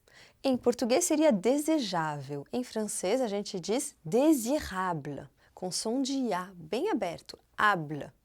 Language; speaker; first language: Portuguese; non-native, fluent; French